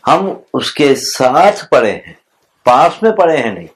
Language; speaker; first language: Hindi; non-native, local second language; Telugu